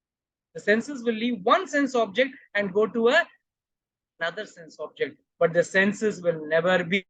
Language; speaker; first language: English; non-native, local second language; Hindi